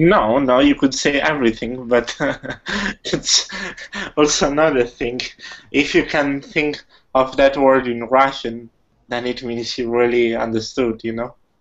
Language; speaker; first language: English; non-native, fluent; Italian